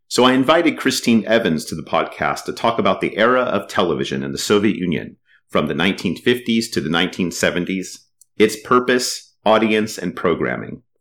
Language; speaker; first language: English; native; English